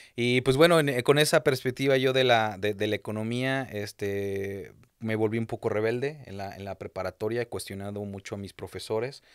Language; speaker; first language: Spanish; native; Spanish